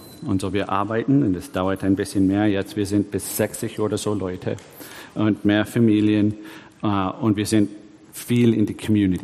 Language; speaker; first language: German; early bilingual, heritage; German